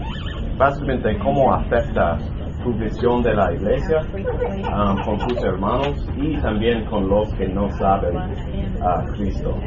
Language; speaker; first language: Spanish; non-native, learner; English